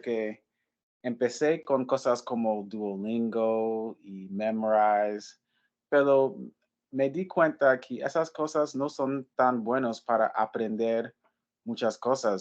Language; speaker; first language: Spanish; non-native, learner; English